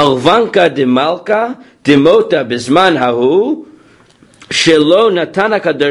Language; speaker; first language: Hebrew; non-native, fluent; English